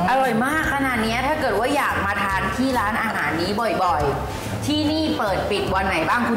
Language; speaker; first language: Thai; native; Thai